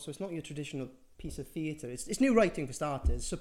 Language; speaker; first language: English; native; English